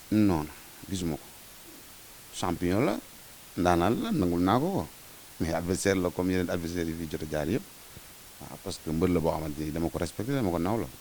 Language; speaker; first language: Wolof; native; Wolof